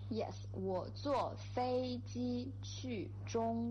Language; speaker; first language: Chinese; non-native, fluent; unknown